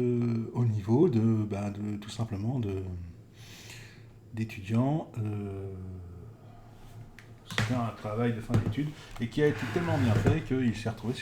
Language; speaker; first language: French; native; French